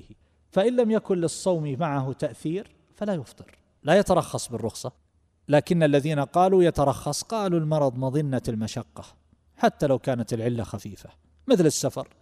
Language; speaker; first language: Arabic; native; Arabic